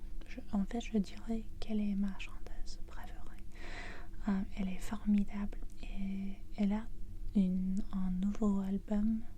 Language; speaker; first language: French; non-native, fluent; English